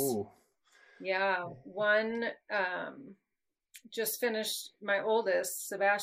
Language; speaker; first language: English; native; English